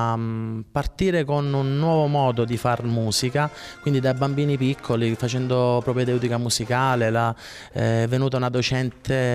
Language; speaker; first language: Italian; native; Italian